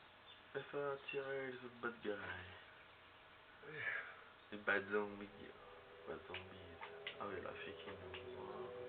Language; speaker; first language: French; native; French